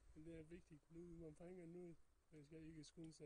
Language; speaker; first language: Danish; non-native, learner; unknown